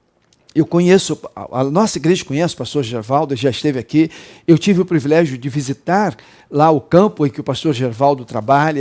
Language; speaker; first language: Portuguese; native; Portuguese